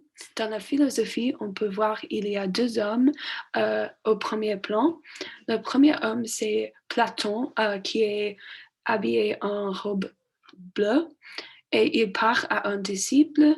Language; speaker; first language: French; non-native, learner; English